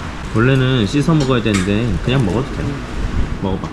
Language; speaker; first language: Korean; native; Korean